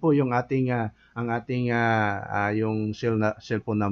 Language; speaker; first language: Filipino; native; Filipino